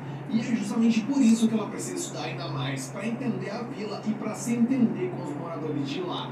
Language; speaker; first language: Portuguese; native; Portuguese